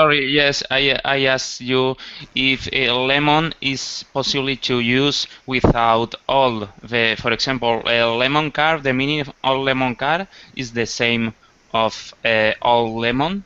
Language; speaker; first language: English; non-native, learner; Spanish